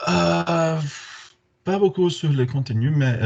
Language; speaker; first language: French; non-native, learner; Portuguese